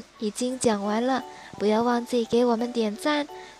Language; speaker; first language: Chinese; non-native, fluent; Indonesian